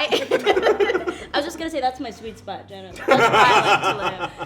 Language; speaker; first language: English; native; English